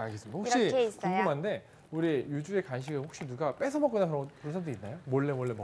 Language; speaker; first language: Korean; native; Korean